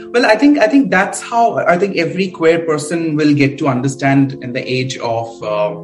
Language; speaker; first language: English; non-native, local second language; Bangla